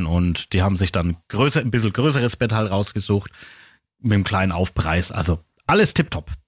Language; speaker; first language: German; native; German